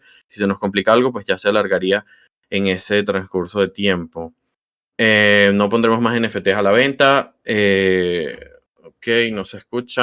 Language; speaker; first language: Spanish; native; Spanish